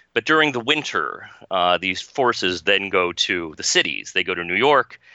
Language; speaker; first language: English; native; English